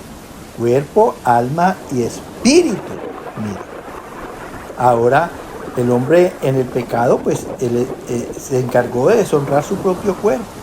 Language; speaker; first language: Spanish; native; Spanish